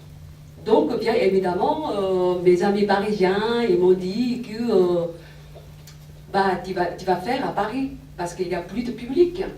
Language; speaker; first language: French; non-native, fluent; Korean